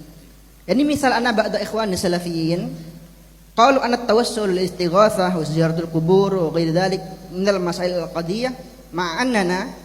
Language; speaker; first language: Arabic; non-native, fluent; Indonesian